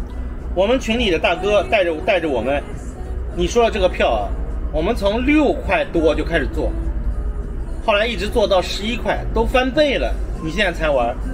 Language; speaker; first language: Chinese; native; Chinese